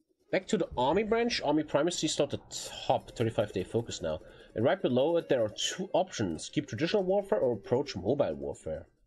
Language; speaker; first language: English; non-native, fluent; German